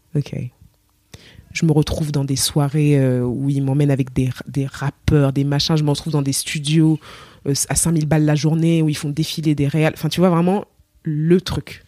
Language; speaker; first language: French; native; French